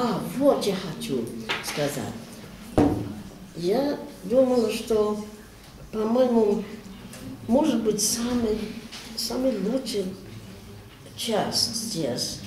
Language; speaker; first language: Russian; non-native, learner; English